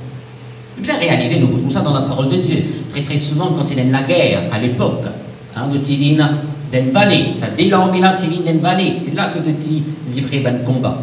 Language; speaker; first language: French; non-native, local second language; Morisyen